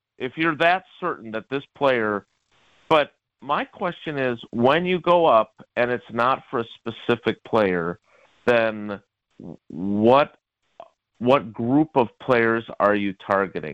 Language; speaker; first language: English; native; English